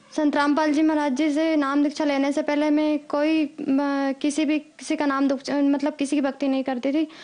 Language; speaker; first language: Hindi; native; Hindi